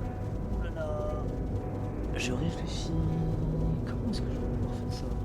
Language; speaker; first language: French; native; French